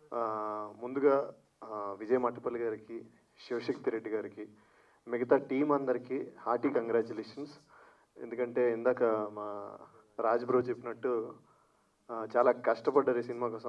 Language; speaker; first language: Telugu; native; Telugu